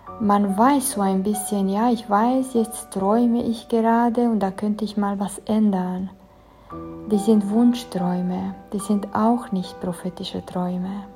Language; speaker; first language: German; non-native, fluent; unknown